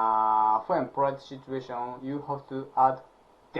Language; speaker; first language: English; non-native, learner; Japanese